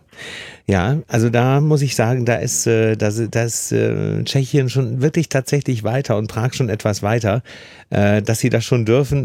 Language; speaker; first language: German; native; German